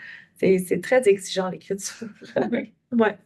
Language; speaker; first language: French; native; French